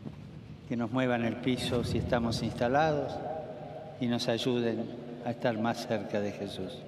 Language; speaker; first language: Spanish; native; Spanish